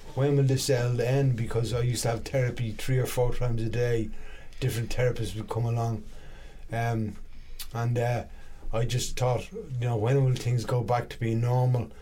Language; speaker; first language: English; native; English